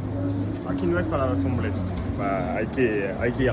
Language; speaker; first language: Spanish; non-native, learner; French